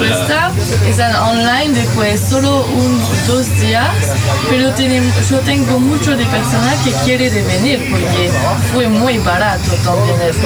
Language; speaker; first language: Spanish; non-native, learner; French